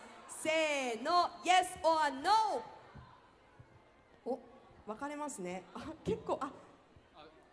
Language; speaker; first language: Japanese; native; Japanese